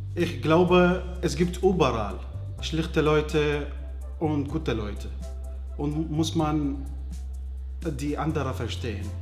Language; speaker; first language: German; non-native, learner; Arabic